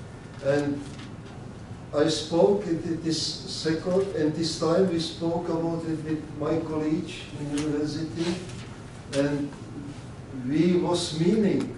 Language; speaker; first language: English; non-native, learner; Czech